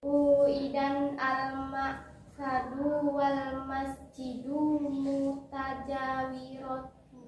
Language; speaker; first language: Arabic; non-native, learner; Indonesian